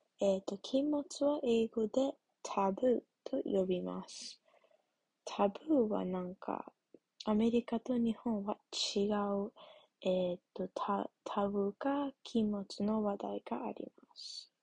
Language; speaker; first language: Japanese; non-native, learner; English